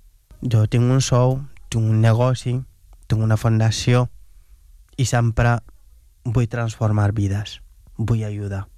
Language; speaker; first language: Catalan; non-native, fluent; Wolof